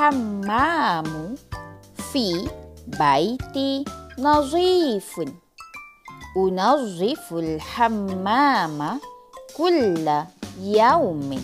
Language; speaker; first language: Arabic; non-native, fluent; Malay